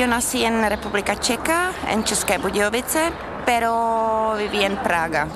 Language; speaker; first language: Spanish; non-native, learner; Czech